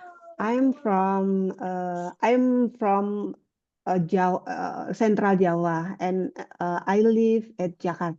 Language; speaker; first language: English; non-native, learner; Indonesian